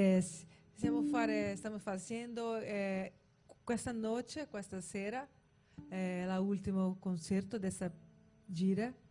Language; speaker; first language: Italian; non-native, learner; Portuguese